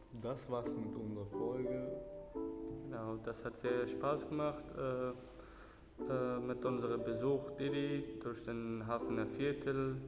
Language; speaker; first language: German; non-native, learner; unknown